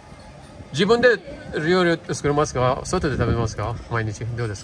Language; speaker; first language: Japanese; non-native, learner; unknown